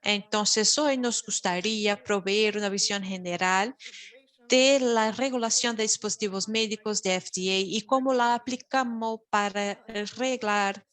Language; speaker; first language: Spanish; non-native, fluent; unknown